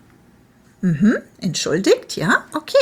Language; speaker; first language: German; non-native, fluent; English